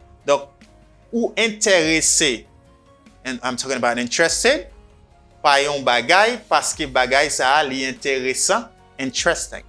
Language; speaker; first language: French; non-native, local second language; Haitian Creole